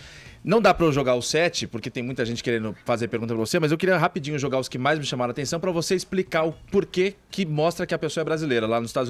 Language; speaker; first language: Portuguese; native; Portuguese